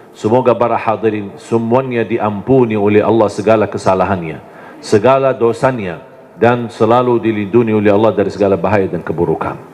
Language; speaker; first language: Indonesian; non-native, fluent; Arabic